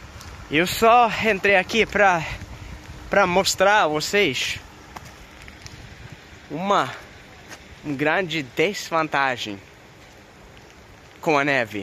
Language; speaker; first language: Portuguese; non-native, fluent; Swedish